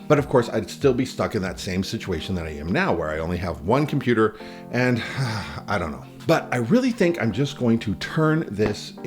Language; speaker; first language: English; native; English